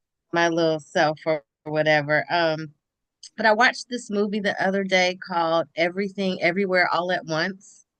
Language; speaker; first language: English; native; English